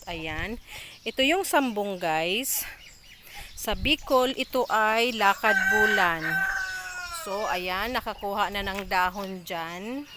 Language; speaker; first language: Filipino; non-native, local second language; Bikol